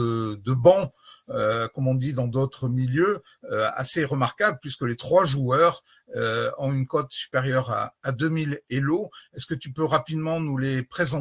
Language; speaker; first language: French; native; French